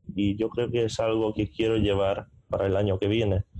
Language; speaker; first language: Spanish; non-native, fluent; Hungarian